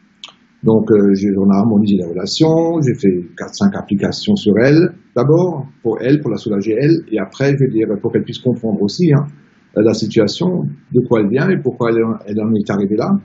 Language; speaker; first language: French; native; French